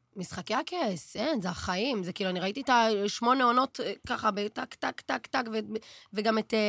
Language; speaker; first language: Hebrew; native; Hebrew